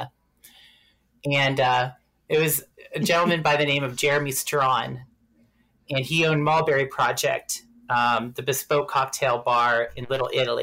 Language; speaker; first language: English; native; English